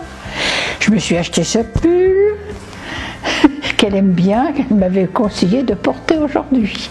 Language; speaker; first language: French; native; French